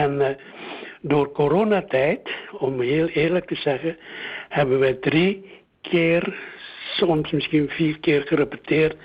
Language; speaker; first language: Dutch; early bilingual, other home language; Indonesian